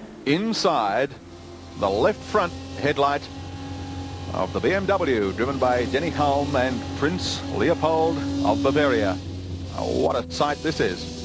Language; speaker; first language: English; native; English